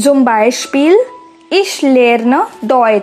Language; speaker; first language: German; non-native, fluent; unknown